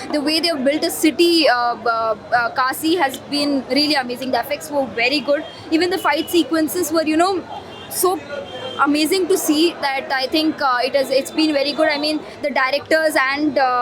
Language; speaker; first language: English; non-native, local second language; Telugu